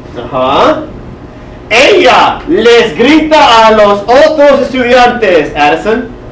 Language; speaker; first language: Spanish; non-native, fluent; English